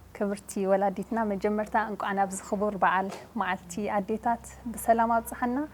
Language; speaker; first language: Tigrinya; native; Tigrinya